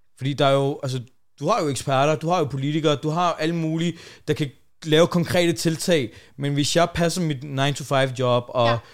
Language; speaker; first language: Danish; native; Danish